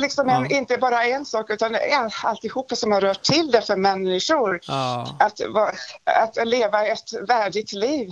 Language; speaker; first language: Swedish; native; Swedish